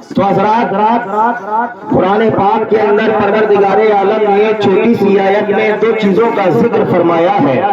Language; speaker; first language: Urdu; native; Urdu